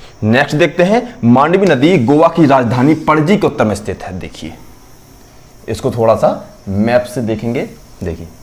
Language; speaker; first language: Hindi; native; Hindi